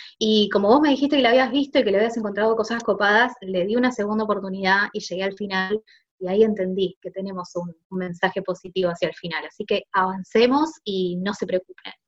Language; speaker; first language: Spanish; native; Spanish